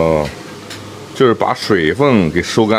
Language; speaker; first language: Chinese; native; Chinese